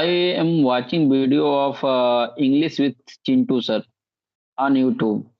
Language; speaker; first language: English; non-native, learner; Bhojpuri